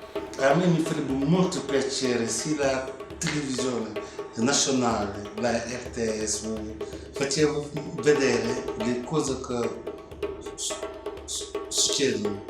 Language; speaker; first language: Italian; non-native, fluent; Wolof